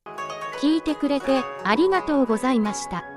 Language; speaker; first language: Japanese; non-native, fluent; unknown